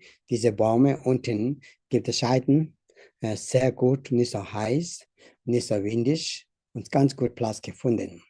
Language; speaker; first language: German; non-native, learner; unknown